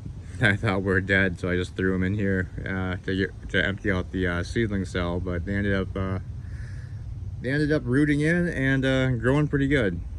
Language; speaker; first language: English; native; English